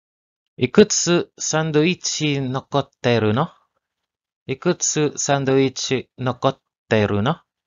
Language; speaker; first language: Japanese; non-native, learner; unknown